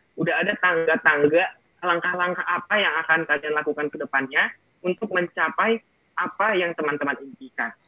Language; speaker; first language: Indonesian; non-native, local second language; Batak Toba